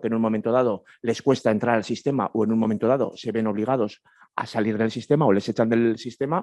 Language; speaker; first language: Spanish; native; Spanish